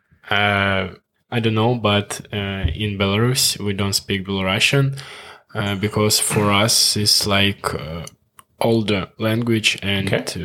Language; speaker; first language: English; non-native, learner; Russian